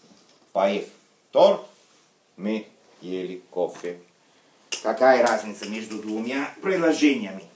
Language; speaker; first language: Russian; non-native, fluent; Italian